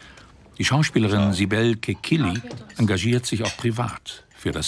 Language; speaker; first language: German; native; German